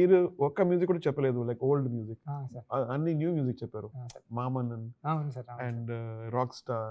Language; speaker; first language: Telugu; non-native, learner; Tamil